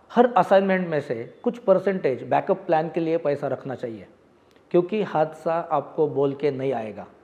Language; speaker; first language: Hindi; non-native, local second language; Marathi